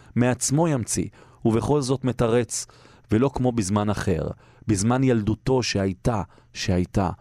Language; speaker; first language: Hebrew; native; Hebrew